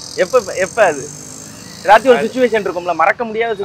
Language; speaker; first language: Tamil; native; Tamil